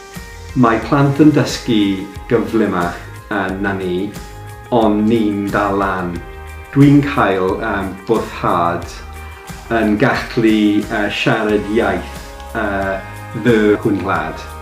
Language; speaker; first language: Welsh; non-native, local second language; English